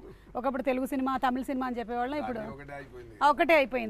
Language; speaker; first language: Telugu; native; Telugu